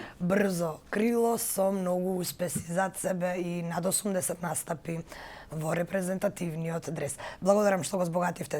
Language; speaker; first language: Macedonian; native; Macedonian